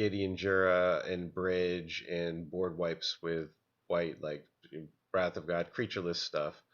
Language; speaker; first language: English; native; English